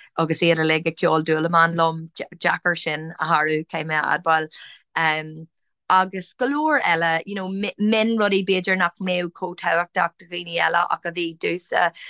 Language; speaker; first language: Irish; non-native, local second language; English